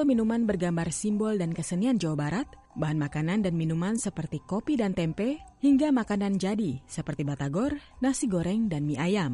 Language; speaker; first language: Indonesian; native; Indonesian